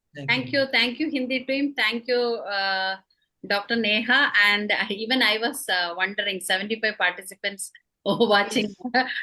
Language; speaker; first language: English; non-native, local second language; Malayalam